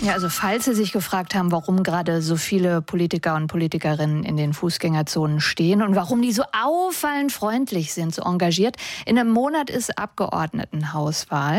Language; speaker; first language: German; native; German